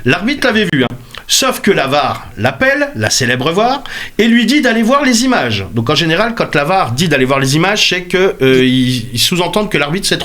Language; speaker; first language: French; native; French